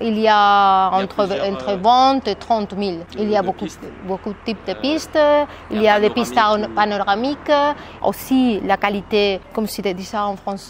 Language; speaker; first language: French; non-native, fluent; Spanish